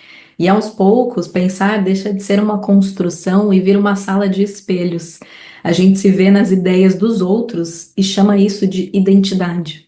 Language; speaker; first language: Portuguese; native; Portuguese